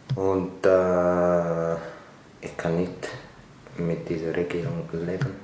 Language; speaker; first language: German; non-native, learner; Tigrinya